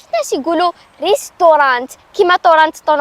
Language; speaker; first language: Arabic; native; Arabic